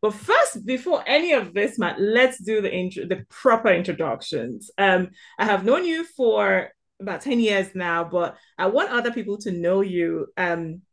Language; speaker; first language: English; non-native, local second language; Igbo